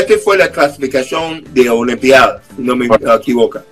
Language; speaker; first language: Spanish; non-native, fluent; English